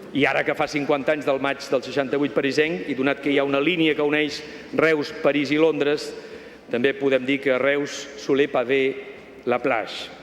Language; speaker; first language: Catalan; native; Catalan